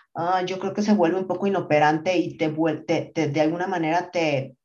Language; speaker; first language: Spanish; native; Spanish